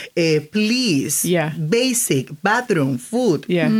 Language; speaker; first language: English; non-native, fluent; Spanish